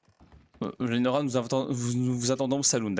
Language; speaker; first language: French; native; French